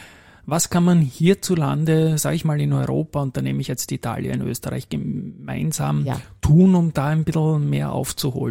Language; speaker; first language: German; native; German